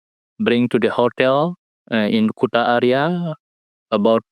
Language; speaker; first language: English; non-native, learner; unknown